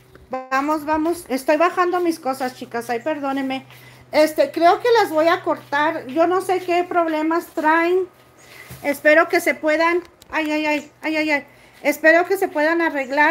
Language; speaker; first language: Spanish; native; Spanish